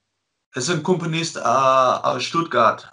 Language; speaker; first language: German; non-native, learner; Dutch